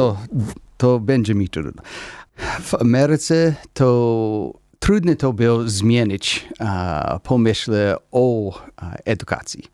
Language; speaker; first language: Polish; non-native, learner; English